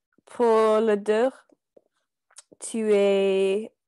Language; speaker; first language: French; non-native, learner; English